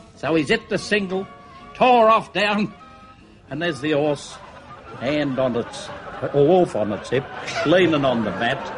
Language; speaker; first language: English; native; English